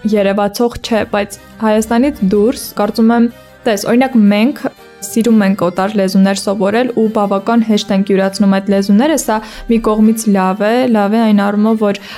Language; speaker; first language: Armenian; native; Armenian